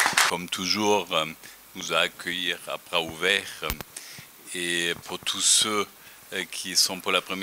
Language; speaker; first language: French; non-native, fluent; German